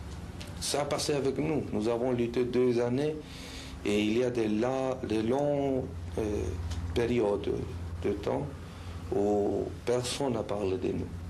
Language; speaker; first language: French; non-native, fluent; Spanish